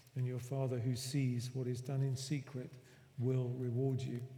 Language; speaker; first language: English; native; English